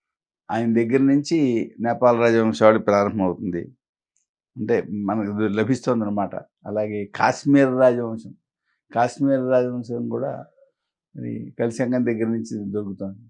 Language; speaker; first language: Telugu; native; Telugu